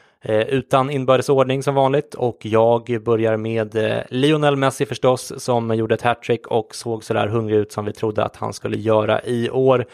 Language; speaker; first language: Swedish; native; Swedish